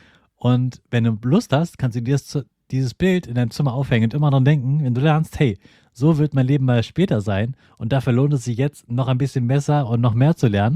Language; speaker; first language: German; native; German